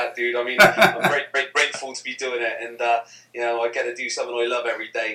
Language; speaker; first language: English; native; English